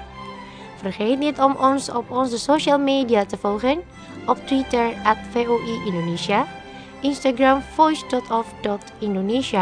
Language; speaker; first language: Dutch; non-native, fluent; Indonesian